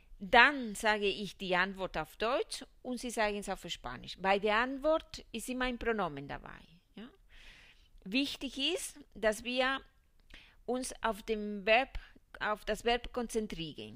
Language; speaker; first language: German; non-native, fluent; Spanish